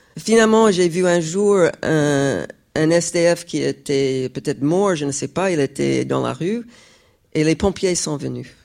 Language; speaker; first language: French; non-native, fluent; English